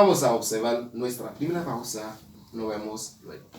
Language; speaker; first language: Spanish; non-native, learner; Haitian Creole